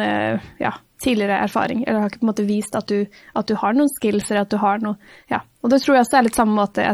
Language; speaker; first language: Norwegian; native; Norwegian